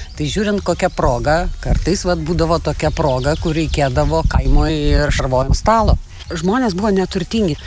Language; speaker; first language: Lithuanian; native; Lithuanian